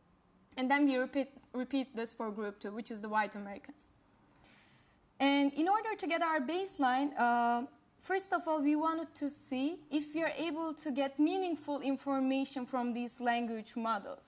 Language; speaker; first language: English; non-native, fluent; Turkish